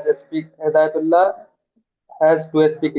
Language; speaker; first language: English; non-native, learner; Hindi